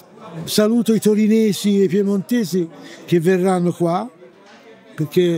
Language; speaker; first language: Italian; native; Italian